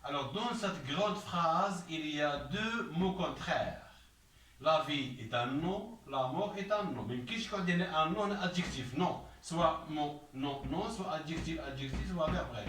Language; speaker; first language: French; non-native, local second language; Arabic